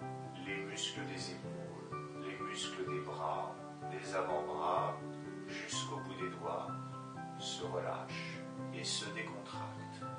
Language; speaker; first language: French; native; French